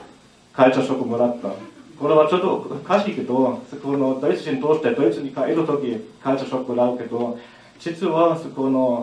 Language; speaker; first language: Japanese; non-native, learner; German